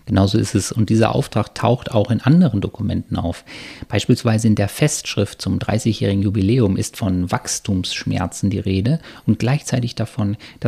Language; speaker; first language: German; native; German